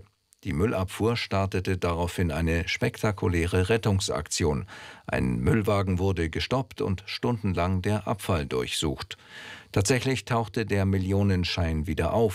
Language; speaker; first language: German; native; German